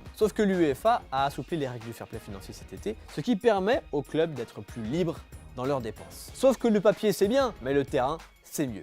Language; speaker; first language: French; native; French